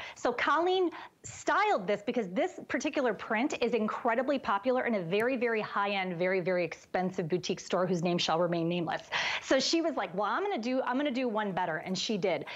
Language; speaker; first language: English; native; English